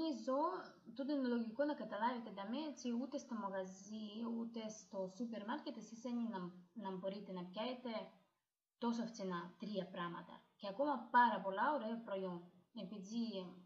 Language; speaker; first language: Greek; non-native, learner; Russian